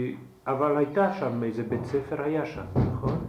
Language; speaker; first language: Hebrew; non-native, fluent; Slovak